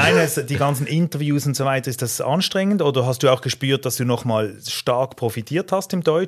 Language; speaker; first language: German; native; German